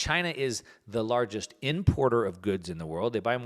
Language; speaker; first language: English; native; English